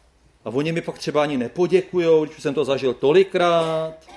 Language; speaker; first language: Czech; native; Czech